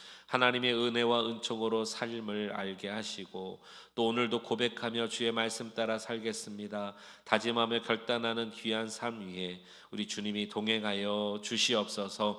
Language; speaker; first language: Korean; native; Korean